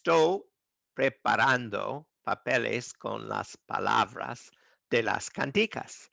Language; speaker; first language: Spanish; non-native, learner; English